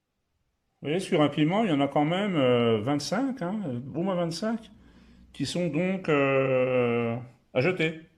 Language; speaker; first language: French; native; French